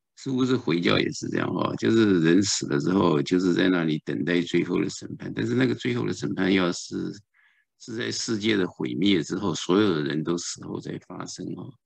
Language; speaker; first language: Chinese; native; Chinese